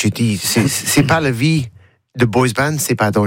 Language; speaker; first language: French; non-native, learner; English